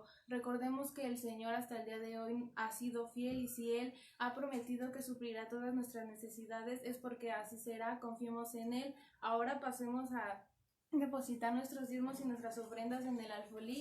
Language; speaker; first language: Spanish; native; Spanish